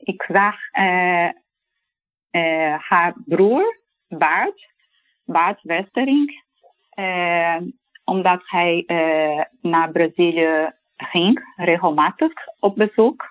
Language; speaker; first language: Dutch; non-native, learner; Portuguese